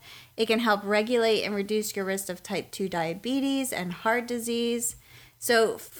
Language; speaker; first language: English; native; English